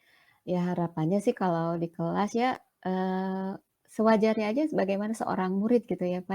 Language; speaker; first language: Indonesian; non-native, local second language; Sundanese